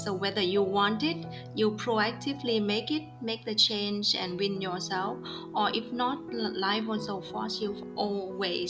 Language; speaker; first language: English; non-native, fluent; Vietnamese